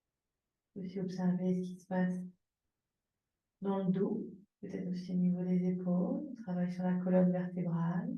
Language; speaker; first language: French; native; French